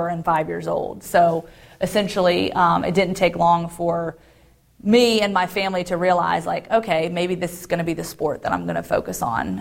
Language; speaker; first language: English; native; English